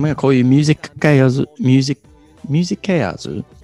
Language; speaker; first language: Japanese; non-native, fluent; English